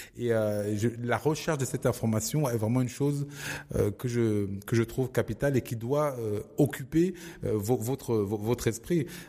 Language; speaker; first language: French; early bilingual, other home language; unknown